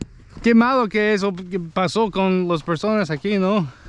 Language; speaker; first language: Spanish; non-native, learner; English